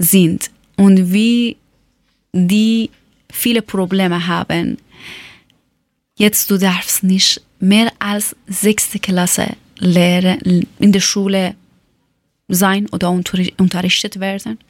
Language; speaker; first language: German; non-native, learner; Persian